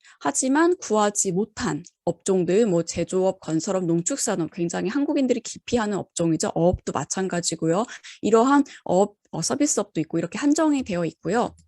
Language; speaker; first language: Korean; native; Korean